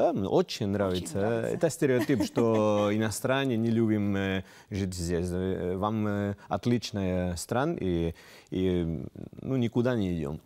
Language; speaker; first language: Russian; non-native, learner; Spanish